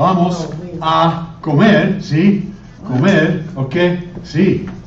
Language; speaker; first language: Spanish; non-native, fluent; English